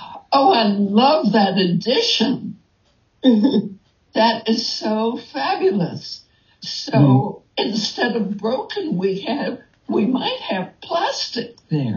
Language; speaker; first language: English; native; English